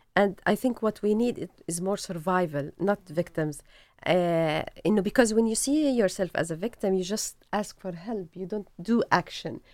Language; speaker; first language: English; non-native, learner; Arabic